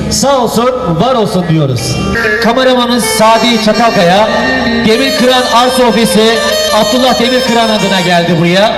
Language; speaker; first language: Turkish; native; Turkish